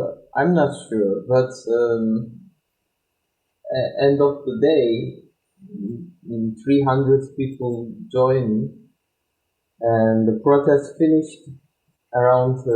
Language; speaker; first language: English; non-native, learner; Turkish